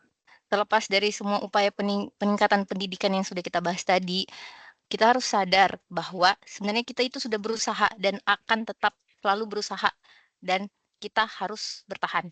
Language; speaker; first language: Indonesian; native; Indonesian